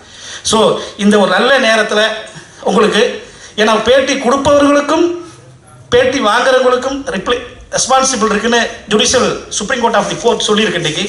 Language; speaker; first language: Tamil; native; Tamil